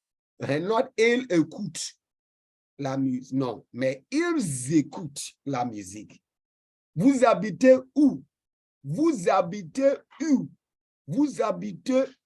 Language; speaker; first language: French; non-native, fluent; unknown